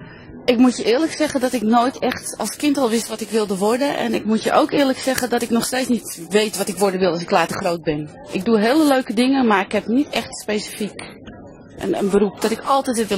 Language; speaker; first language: Dutch; native; Dutch